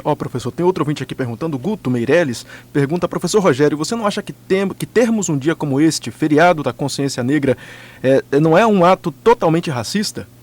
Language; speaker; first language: Portuguese; native; Portuguese